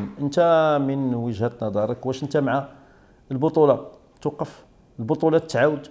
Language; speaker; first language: Arabic; native; Arabic